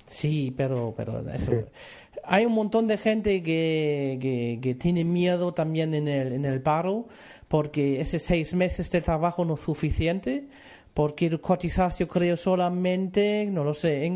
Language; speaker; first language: Spanish; non-native, fluent; German